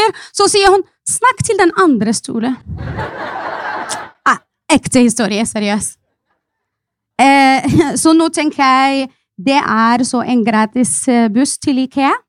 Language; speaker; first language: Norwegian; non-native, fluent; Arabic